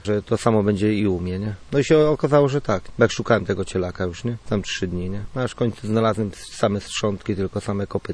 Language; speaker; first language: Polish; native; Polish